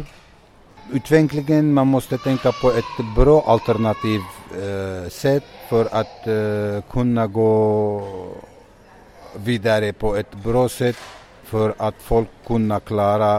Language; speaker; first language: Swedish; non-native, fluent; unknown